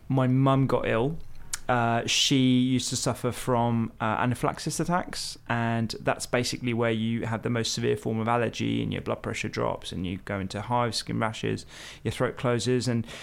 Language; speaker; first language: English; early bilingual, other home language; Hindi